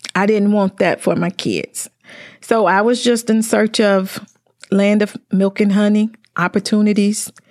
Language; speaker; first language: English; native; English